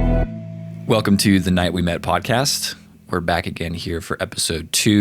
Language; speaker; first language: English; native; English